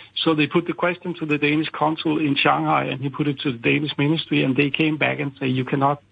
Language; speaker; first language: English; non-native, fluent; Danish